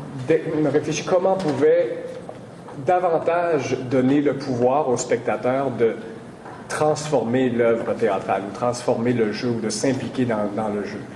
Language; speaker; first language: French; native; French